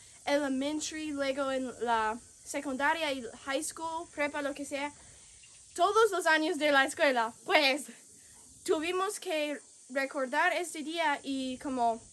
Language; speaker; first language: Spanish; non-native, fluent; English